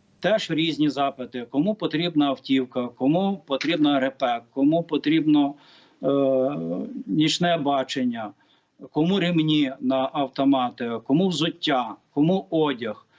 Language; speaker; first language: Ukrainian; native; Ukrainian